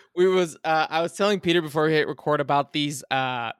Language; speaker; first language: English; early bilingual, other home language; Bulgarian